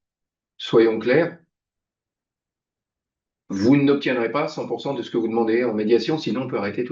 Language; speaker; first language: French; native; French